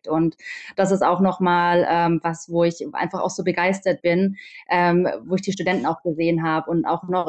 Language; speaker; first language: German; native; German